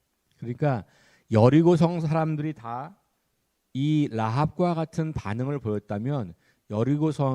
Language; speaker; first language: Korean; native; Korean